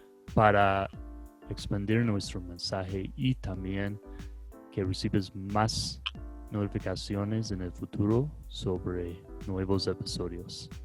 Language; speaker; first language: Spanish; non-native, fluent; English